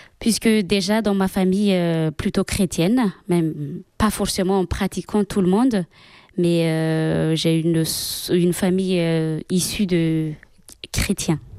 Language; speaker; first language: French; non-native, local second language; Malagasy